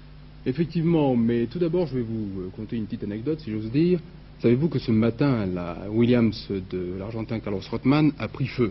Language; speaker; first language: French; native; French